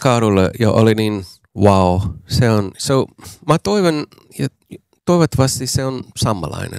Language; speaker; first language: Finnish; non-native, learner; English